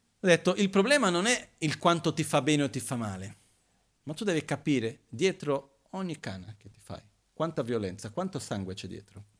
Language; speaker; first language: Italian; non-native, fluent; Portuguese